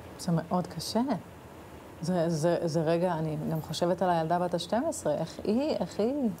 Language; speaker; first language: Hebrew; native; Hebrew